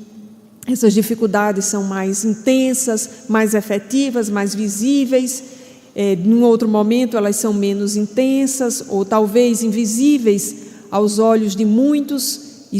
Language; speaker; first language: Portuguese; native; Portuguese